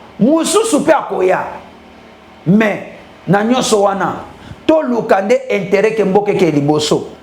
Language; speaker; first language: Lingala; native; Lingala